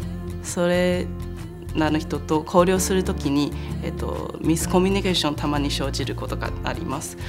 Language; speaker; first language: Japanese; non-native, fluent; Chinese